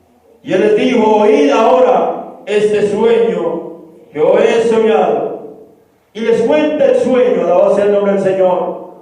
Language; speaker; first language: Spanish; native; Spanish